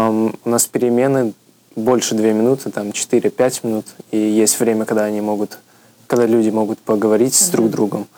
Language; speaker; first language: Russian; early bilingual, heritage; Russian